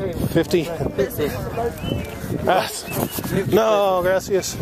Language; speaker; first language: Spanish; non-native, learner; English